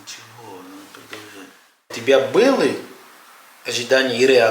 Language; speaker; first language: Russian; non-native, fluent; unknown